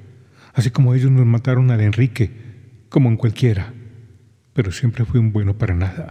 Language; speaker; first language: Spanish; native; Spanish